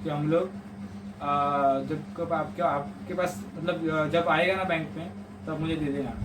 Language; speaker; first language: Hindi; non-native, local second language; Marathi